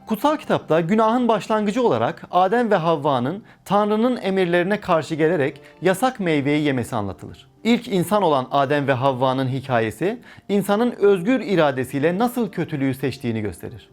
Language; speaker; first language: Turkish; native; Turkish